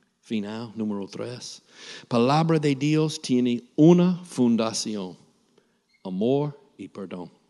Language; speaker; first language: Spanish; non-native, learner; English